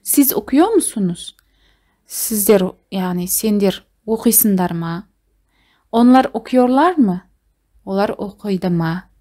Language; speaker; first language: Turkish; non-native, fluent; Kazakh